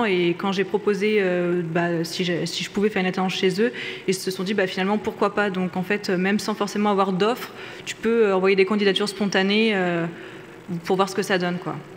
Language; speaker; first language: French; native; French